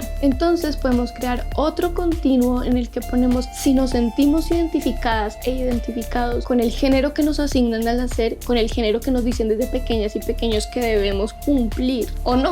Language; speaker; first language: Spanish; native; Spanish